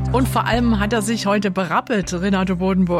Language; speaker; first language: German; native; German